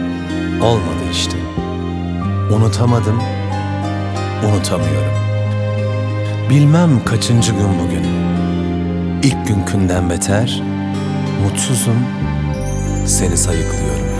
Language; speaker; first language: Turkish; native; Turkish